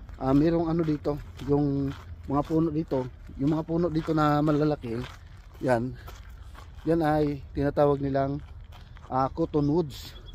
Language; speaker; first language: Filipino; non-native, local second language; Cebuano